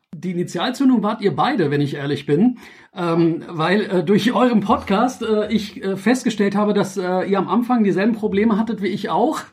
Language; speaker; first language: German; native; German